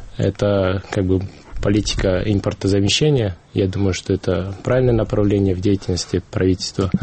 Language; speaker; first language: Russian; non-native, local second language; Kyrgyz